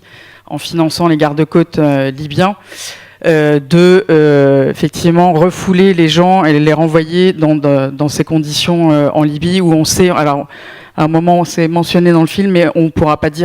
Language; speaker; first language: French; native; French